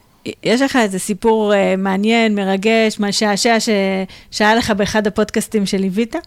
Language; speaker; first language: Hebrew; native; Hebrew